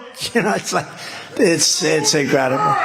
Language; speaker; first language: English; native; English